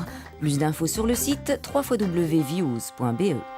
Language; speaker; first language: French; native; French